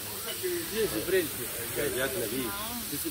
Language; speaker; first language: Russian; non-native, learner; Arabic